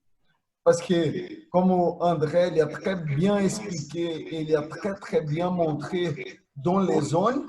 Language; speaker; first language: French; non-native, fluent; Portuguese